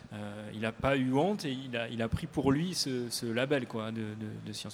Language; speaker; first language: French; native; French